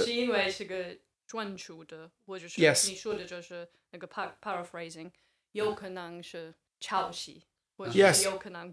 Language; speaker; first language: Chinese; non-native, fluent; English